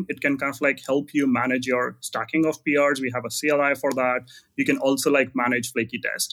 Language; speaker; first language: English; non-native, local second language; Hindi